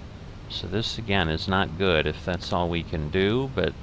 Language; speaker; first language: English; native; English